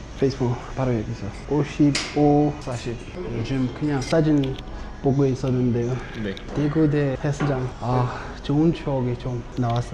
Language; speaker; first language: Korean; non-native, learner; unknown